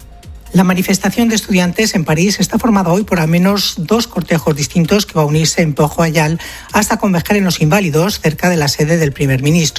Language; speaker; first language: Spanish; native; Spanish